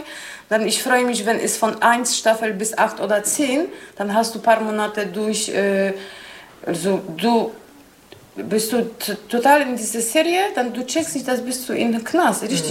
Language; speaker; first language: German; non-native, learner; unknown